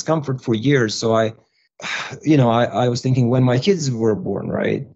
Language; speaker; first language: English; non-native, fluent; Russian